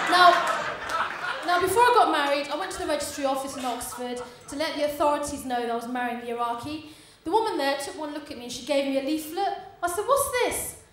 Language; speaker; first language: English; native; English